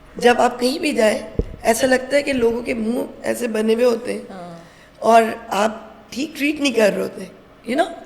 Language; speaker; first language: Urdu; native; Urdu